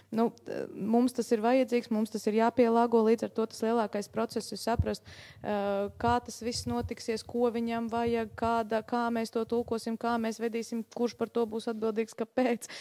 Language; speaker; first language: Latvian; native; Latvian